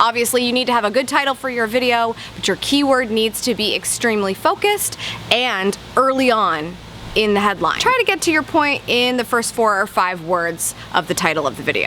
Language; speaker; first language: English; native; English